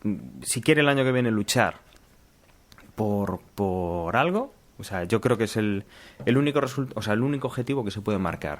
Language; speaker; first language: Spanish; native; Spanish